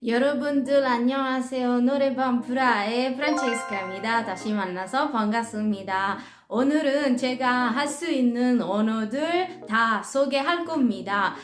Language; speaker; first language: Korean; non-native, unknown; Italian